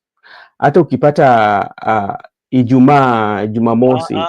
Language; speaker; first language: Swahili; non-native, local second language; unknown